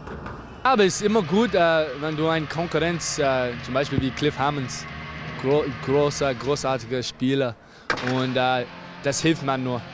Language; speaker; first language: German; non-native, learner; English